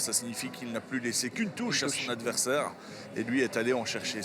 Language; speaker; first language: French; native; French